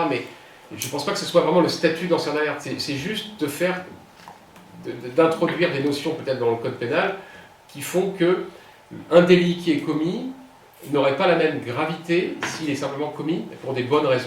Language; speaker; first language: French; native; French